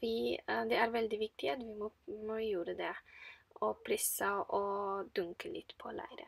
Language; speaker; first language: Norwegian; non-native, fluent; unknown